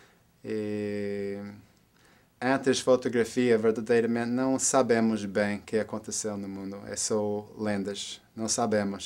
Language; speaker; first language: Portuguese; non-native, fluent; English